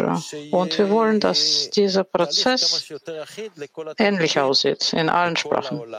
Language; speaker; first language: German; non-native, fluent; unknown